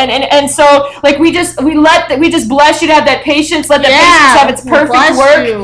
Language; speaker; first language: English; native; English